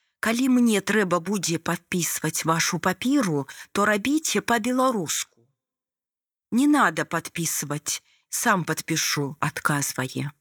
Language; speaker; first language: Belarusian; native; Belarusian